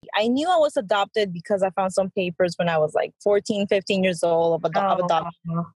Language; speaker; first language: English; early bilingual, other home language; Spanish